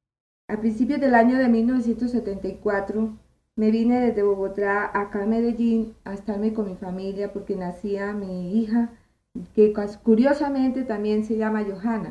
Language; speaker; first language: Spanish; native; Spanish